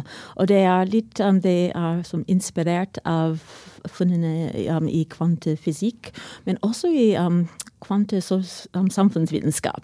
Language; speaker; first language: Norwegian; non-native, fluent; English